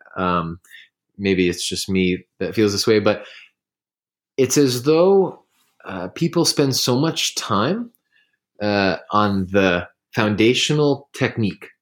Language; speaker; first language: English; native; English